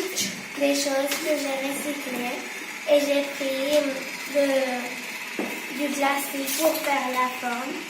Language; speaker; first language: French; non-native, local second language; Spanish